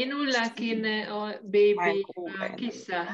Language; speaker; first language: Finnish; non-native, learner; Hungarian